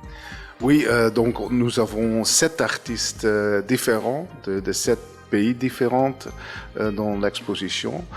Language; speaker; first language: French; non-native, fluent; Dutch